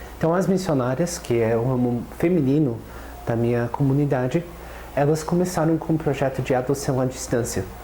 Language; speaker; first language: Portuguese; non-native, fluent; English